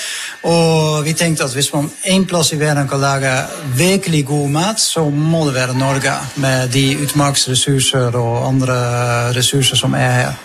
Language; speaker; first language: Norwegian; non-native, fluent; Dutch